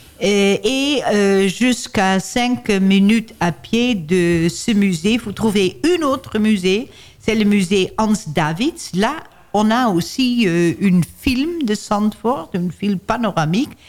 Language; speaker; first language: French; non-native, learner; Dutch